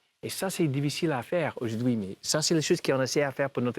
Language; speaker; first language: French; non-native, fluent; English